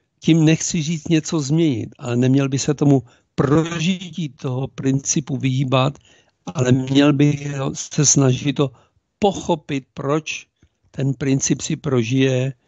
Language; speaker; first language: Czech; native; Czech